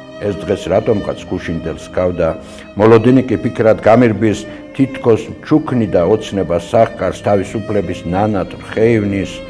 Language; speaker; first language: Georgian; native; Georgian